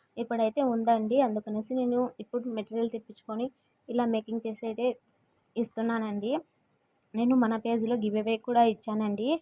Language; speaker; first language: Telugu; non-native, local second language; Urdu